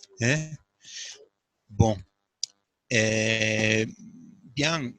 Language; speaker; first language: French; non-native, fluent; Spanish